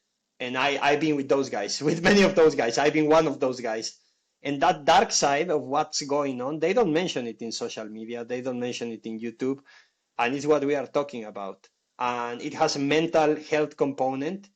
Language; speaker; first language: English; non-native, fluent; Spanish